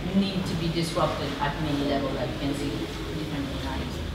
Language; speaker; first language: English; non-native, fluent; Morisyen